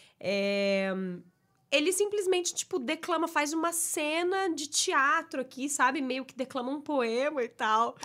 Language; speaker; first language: Portuguese; native; Portuguese